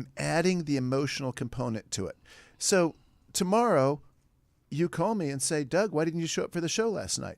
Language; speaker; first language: English; native; English